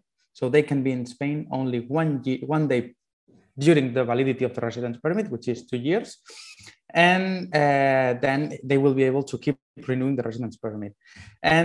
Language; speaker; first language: English; non-native, fluent; Spanish